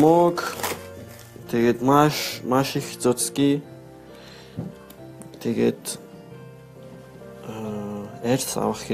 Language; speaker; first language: Mongolian; non-native, learner; French